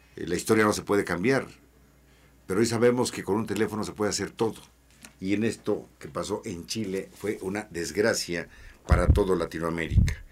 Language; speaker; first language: Spanish; native; Spanish